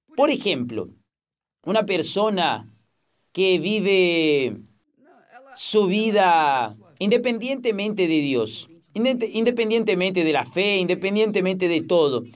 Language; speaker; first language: Spanish; non-native, fluent; Portuguese